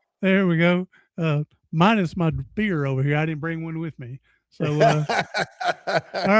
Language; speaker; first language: English; native; English